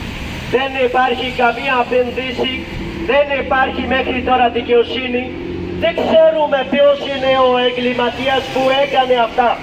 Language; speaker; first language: Greek; non-native, learner; Urdu